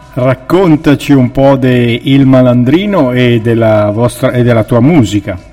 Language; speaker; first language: Italian; native; Italian